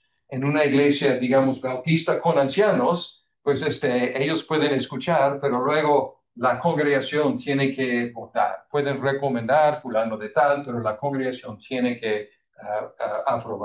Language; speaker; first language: Spanish; non-native, fluent; English